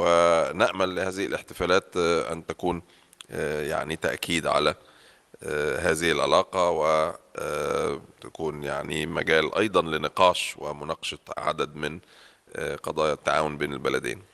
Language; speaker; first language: Arabic; native; Arabic